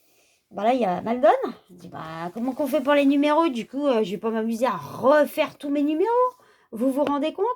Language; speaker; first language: French; native; French